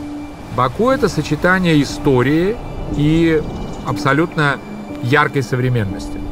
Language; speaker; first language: Russian; native; Russian